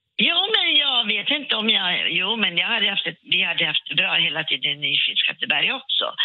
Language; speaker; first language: Swedish; non-native, local second language; Finnish